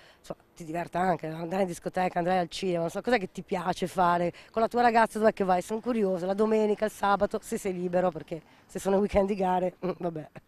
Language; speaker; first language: Italian; native; Italian